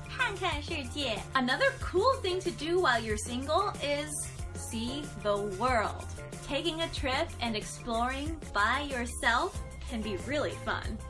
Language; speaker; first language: English; native; English